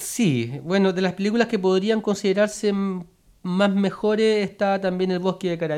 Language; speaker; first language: Spanish; native; Spanish